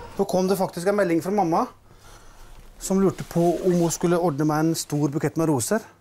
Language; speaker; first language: Norwegian; native; Norwegian